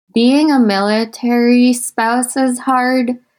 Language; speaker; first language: English; non-native, local second language; Filipino